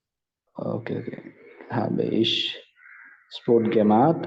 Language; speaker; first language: German; non-native, learner; Malayalam